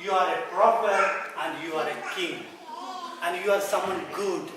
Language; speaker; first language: English; non-native, local second language; Malayalam